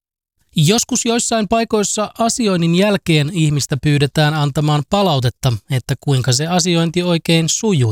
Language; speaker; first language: Finnish; native; Finnish